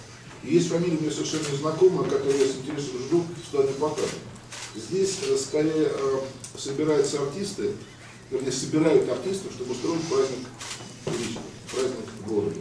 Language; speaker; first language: Russian; native; Russian